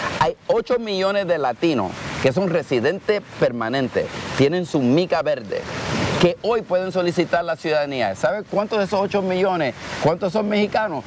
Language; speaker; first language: Spanish; early bilingual, heritage; Spanish